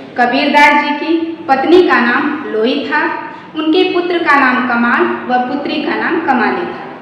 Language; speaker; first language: Hindi; native; Hindi